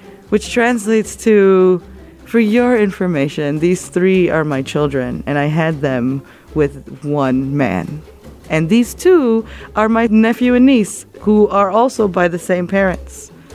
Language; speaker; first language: English; early bilingual, other home language; Spanish